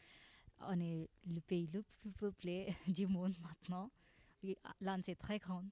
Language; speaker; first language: French; non-native, fluent; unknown